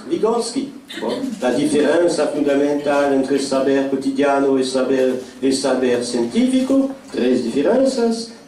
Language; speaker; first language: Spanish; non-native, fluent; French